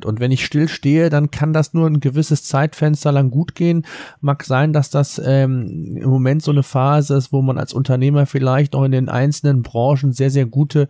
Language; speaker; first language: German; native; German